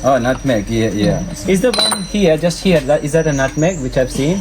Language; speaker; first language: English; non-native, local second language; Malayalam